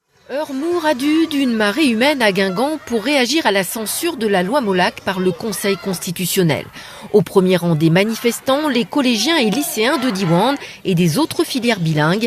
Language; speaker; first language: French; native; French